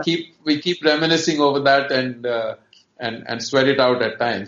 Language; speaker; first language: English; non-native, local second language; Kannada